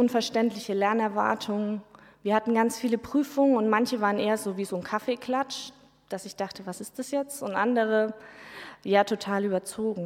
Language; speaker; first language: German; native; German